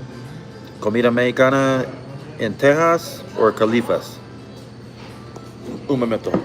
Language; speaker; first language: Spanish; non-native, learner; English